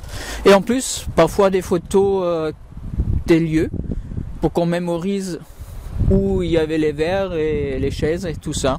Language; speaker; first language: French; non-native, fluent; German